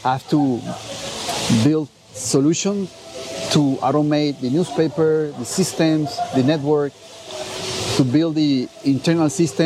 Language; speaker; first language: English; non-native, fluent; Spanish